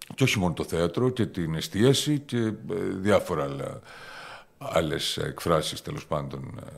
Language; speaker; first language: Greek; native; Greek